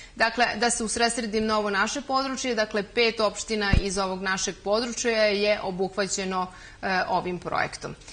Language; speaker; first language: Serbian; native; Serbian